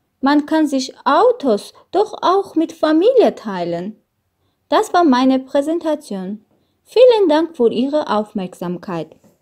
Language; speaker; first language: German; non-native, learner; Armenian